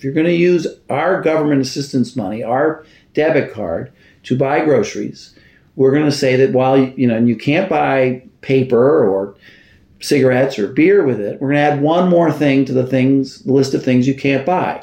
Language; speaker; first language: English; native; English